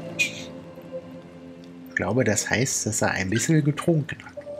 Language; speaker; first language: German; native; German